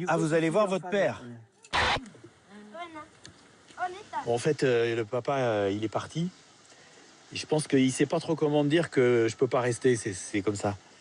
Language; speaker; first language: French; native; French